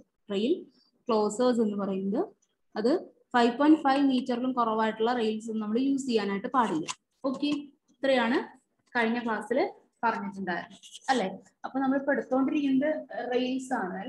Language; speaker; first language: Malayalam; native; Malayalam